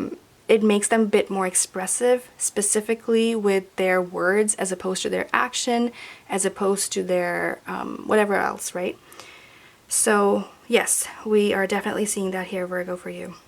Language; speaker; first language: English; native; English